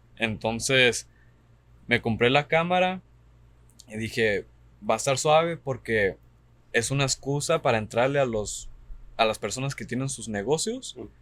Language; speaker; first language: Spanish; early bilingual, heritage; Spanish